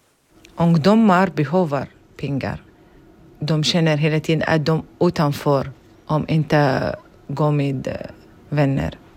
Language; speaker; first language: Swedish; non-native, learner; Arabic